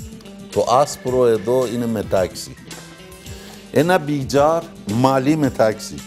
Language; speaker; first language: Greek; non-native, learner; Persian